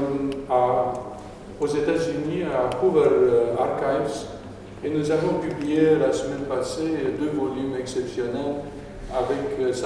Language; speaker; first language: French; non-native, fluent; Romanian